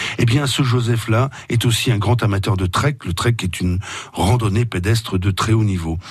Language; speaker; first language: French; native; French